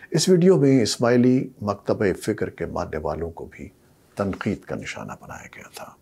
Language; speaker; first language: Urdu; native; Urdu